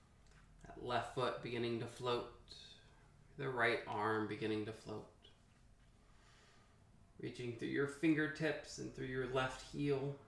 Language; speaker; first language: English; native; English